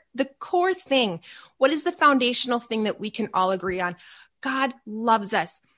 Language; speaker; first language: English; native; English